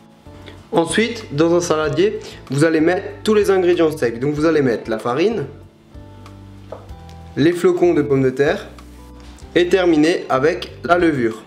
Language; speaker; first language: French; native; French